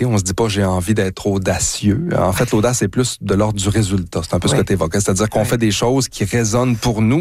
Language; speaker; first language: French; native; French